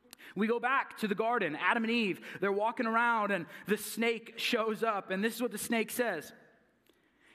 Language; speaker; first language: English; native; English